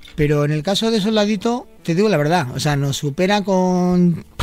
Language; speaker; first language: Spanish; native; Spanish